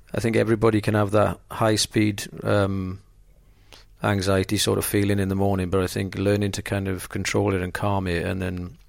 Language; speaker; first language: English; native; English